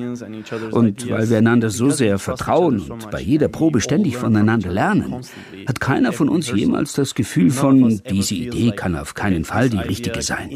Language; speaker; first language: German; non-native, fluent; Turkish